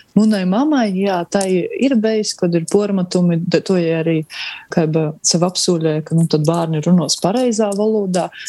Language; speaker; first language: Latvian; native; Latvian